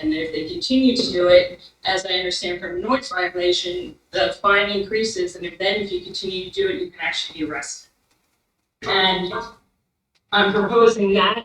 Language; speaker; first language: English; native; English